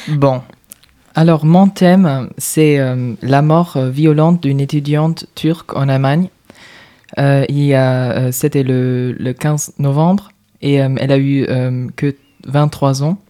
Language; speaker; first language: French; non-native, fluent; German